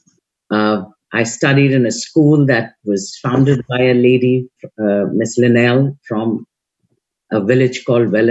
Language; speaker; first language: English; non-native, local second language; Hindi